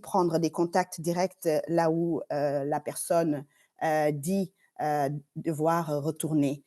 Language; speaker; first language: French; non-native, fluent; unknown